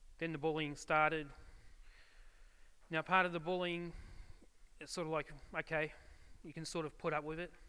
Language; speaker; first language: English; early bilingual, other home language; German